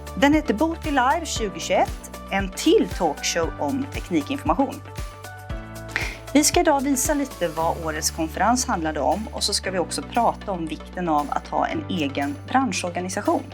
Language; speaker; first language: Swedish; native; Swedish